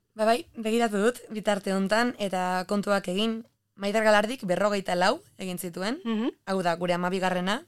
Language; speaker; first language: Basque; native; Basque